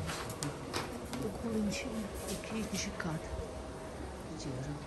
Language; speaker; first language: Turkish; non-native, learner; Russian